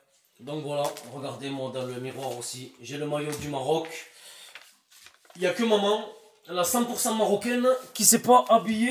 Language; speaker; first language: French; native; French